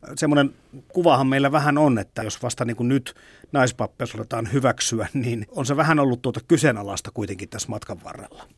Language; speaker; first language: Finnish; native; Finnish